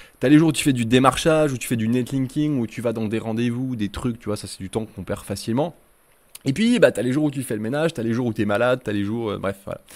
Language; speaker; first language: French; native; French